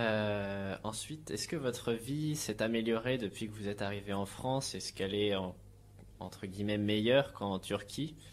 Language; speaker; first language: French; native; French